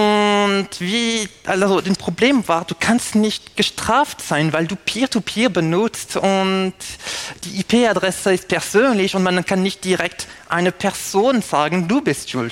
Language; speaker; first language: German; non-native, fluent; French